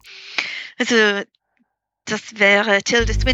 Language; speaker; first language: German; non-native, fluent; English